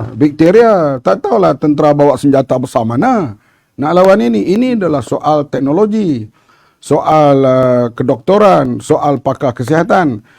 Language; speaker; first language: Malay; native; Malay